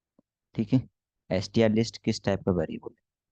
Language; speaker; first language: Hindi; native; Hindi